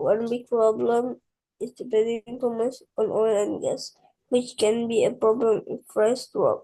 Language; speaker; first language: English; non-native, learner; Indonesian